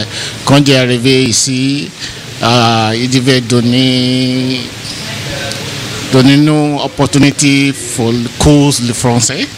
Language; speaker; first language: French; non-native, learner; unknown